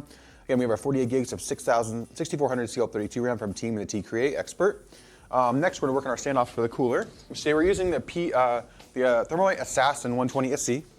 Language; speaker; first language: English; native; English